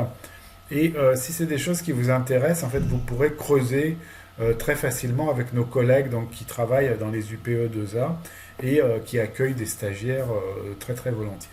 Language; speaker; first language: French; native; French